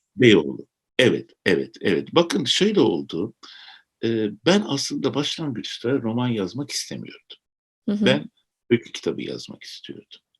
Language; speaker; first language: Turkish; native; Turkish